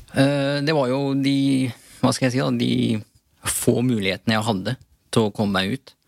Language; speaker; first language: Norwegian; early bilingual, other home language; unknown